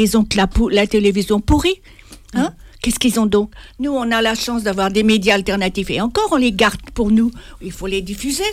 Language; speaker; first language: French; non-native, fluent; Spanish